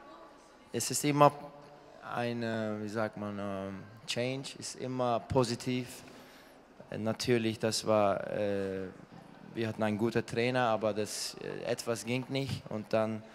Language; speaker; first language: German; non-native, learner; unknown